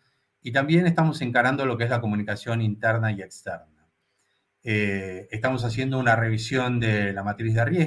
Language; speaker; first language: Spanish; native; Spanish